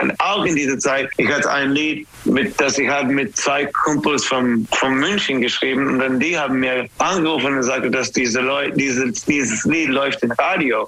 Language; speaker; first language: German; non-native, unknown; English